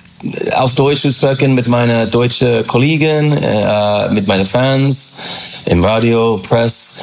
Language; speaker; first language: German; non-native, learner; English